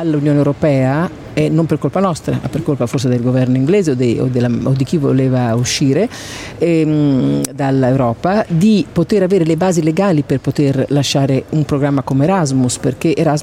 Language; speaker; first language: Italian; native; Italian